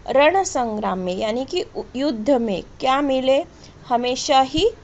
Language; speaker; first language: Hindi; non-native, local second language; Marathi